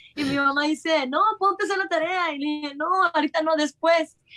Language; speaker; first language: Spanish; early bilingual, heritage; Spanish